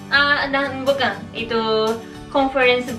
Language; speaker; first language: Indonesian; non-native, learner; Japanese